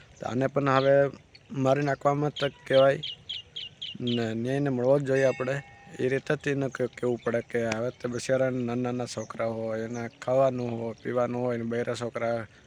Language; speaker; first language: Gujarati; non-native, local second language; Bhili